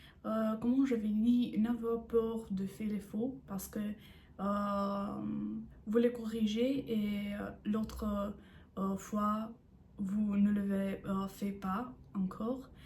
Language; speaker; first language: French; non-native, learner; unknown